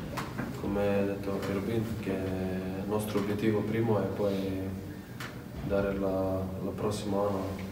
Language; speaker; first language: Italian; non-native, fluent; Serbian